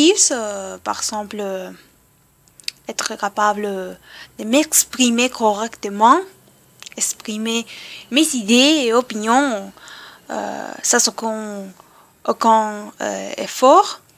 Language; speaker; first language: French; non-native, learner; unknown